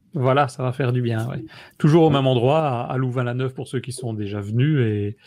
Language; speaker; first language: French; native; French